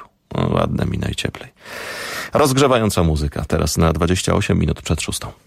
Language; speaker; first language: Polish; native; Polish